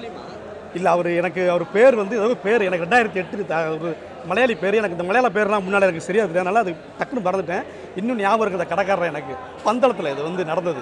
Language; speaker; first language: Tamil; native; Tamil